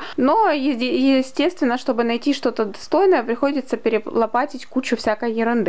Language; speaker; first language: Russian; native; Russian